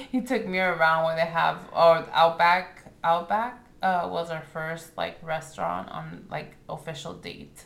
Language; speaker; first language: English; early bilingual, other home language; Spanish